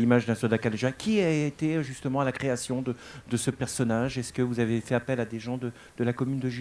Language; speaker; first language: French; native; French